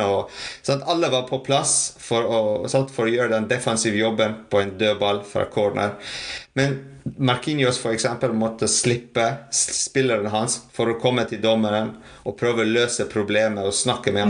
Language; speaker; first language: Norwegian; non-native, fluent; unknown